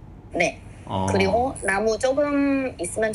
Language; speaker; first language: Korean; non-native, fluent; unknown